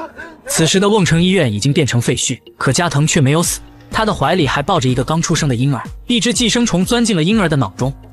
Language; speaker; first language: Chinese; native; Chinese